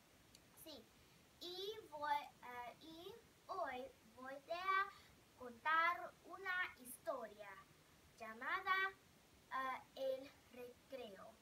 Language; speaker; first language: Spanish; non-native, learner; Vietnamese